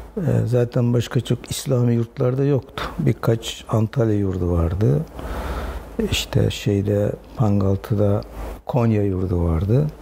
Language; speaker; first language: Turkish; non-native, local second language; Zaza